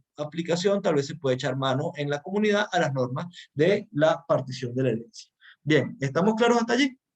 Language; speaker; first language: Spanish; native; Spanish